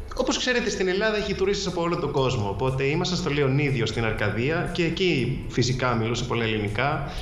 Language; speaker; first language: Greek; early bilingual, heritage; English